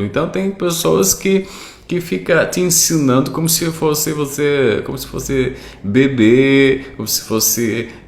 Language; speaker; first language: Portuguese; non-native, fluent; Arabic